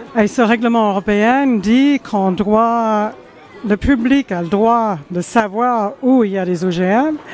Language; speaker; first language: French; non-native, fluent; English